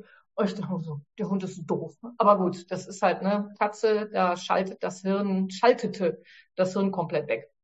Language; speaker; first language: German; native; German